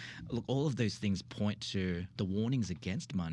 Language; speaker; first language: English; native; English